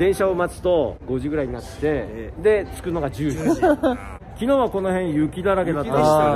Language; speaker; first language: Japanese; native; Japanese